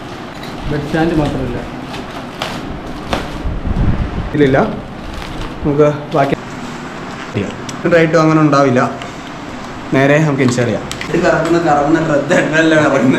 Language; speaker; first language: Malayalam; native; Malayalam